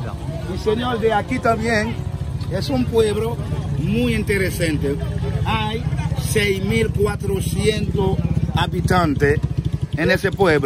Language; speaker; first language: Spanish; non-native, fluent; Haitian Creole